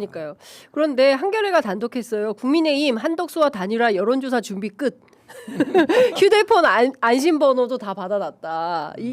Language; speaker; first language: Korean; native; Korean